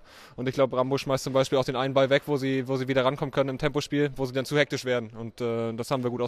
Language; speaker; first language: German; native; German